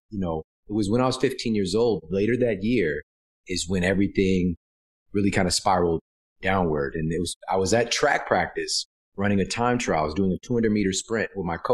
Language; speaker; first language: English; native; English